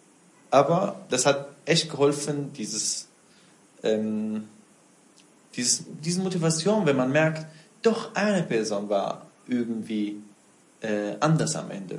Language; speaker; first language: German; non-native, fluent; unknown